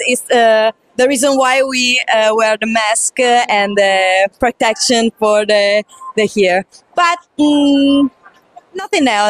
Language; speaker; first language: English; non-native, fluent; Italian